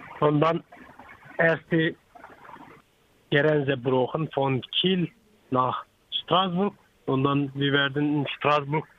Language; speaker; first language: German; non-native, learner; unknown